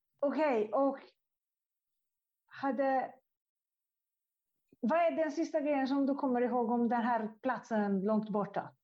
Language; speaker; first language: Swedish; non-native, fluent; Italian